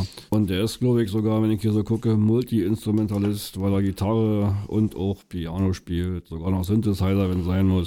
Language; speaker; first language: German; native; German